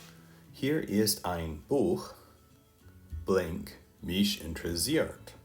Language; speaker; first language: German; non-native, fluent; English